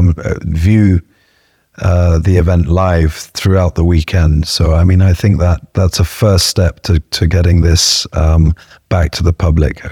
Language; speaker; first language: English; native; English